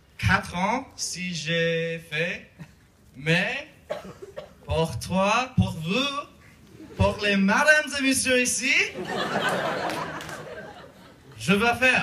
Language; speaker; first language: French; non-native, learner; English